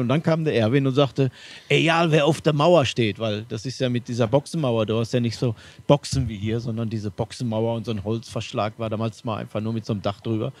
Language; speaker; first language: German; native; German